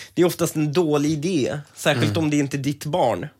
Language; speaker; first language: Swedish; early bilingual, other home language; Persian